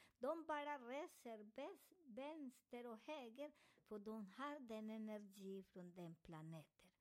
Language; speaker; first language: Swedish; non-native, learner; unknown